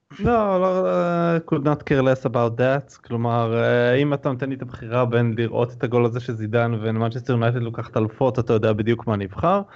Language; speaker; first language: Hebrew; native; Hebrew